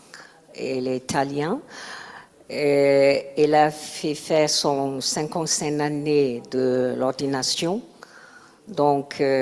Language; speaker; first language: French; non-native, learner; Chinese